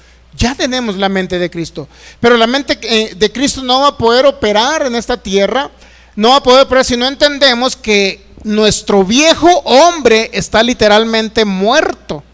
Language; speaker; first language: Spanish; native; Spanish